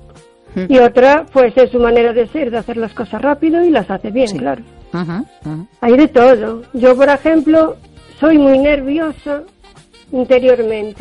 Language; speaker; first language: Spanish; native; Spanish